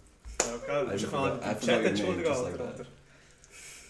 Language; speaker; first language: German; native; German